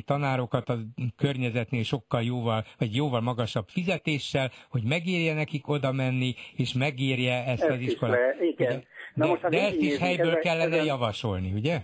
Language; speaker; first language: Hungarian; native; Hungarian